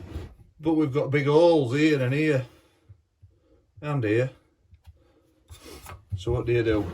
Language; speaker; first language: English; native; English